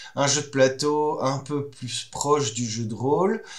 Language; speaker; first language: French; native; French